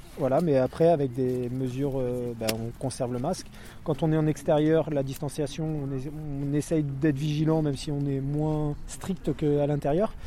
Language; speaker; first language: French; native; French